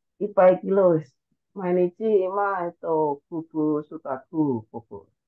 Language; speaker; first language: Japanese; non-native, learner; Indonesian